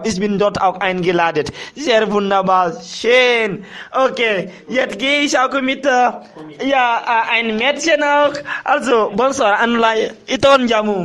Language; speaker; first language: German; non-native, learner; Bambara